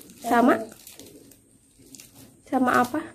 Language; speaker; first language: Indonesian; native; Indonesian